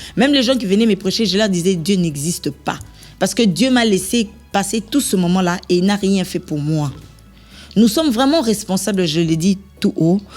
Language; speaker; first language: French; non-native, local second language; Lingala